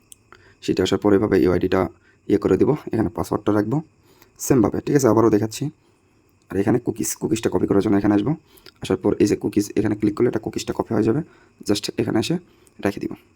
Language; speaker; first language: Bangla; native; Bangla